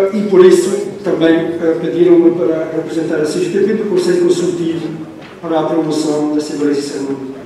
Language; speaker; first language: Portuguese; non-native, fluent; Italian